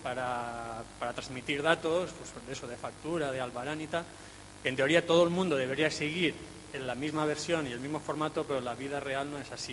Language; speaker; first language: Spanish; native; Spanish